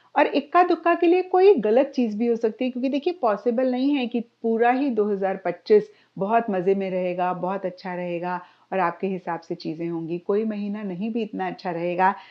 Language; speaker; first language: Hindi; native; Hindi